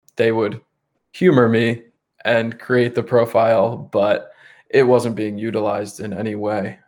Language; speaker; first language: English; native; English